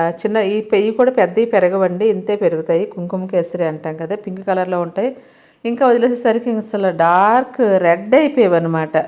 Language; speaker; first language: Telugu; native; Telugu